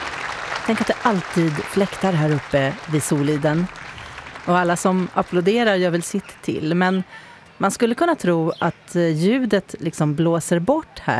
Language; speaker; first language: Swedish; native; Swedish